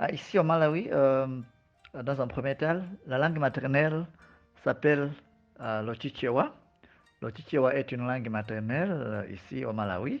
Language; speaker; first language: French; non-native, fluent; Nyanja